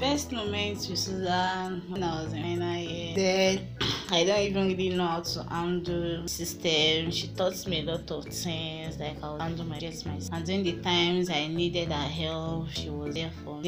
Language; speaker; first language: English; non-native, local second language; Yoruba